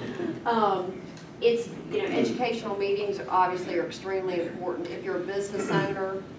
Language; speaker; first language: English; native; English